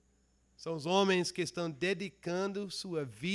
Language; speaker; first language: Portuguese; non-native, fluent; English